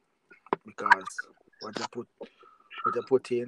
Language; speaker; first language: English; non-native, local second language; Jamaican Creole English